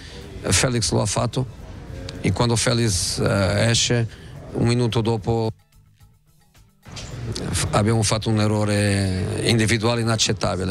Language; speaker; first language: Italian; non-native, fluent; Portuguese